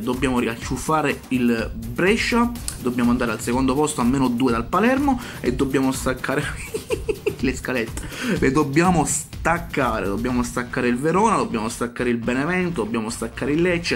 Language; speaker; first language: Italian; native; Italian